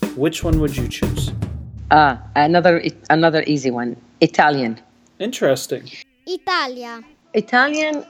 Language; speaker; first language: English; non-native, fluent; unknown